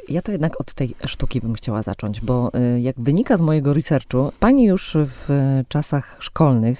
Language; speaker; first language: Polish; native; Polish